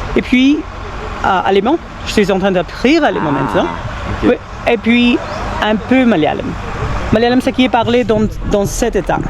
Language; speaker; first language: French; non-native, fluent; Urdu